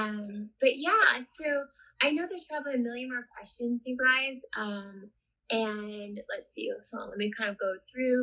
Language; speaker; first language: English; native; English